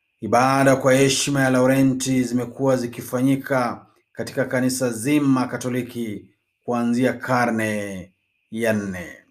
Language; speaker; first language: Swahili; non-native, local second language; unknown